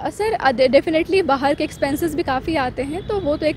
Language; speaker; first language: Hindi; native; Hindi